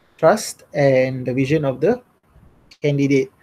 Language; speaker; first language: English; non-native, local second language; Malay